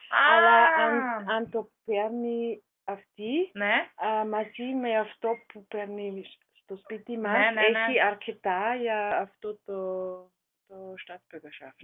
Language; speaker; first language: Greek; non-native, learner; German